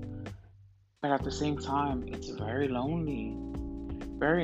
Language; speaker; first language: English; native; English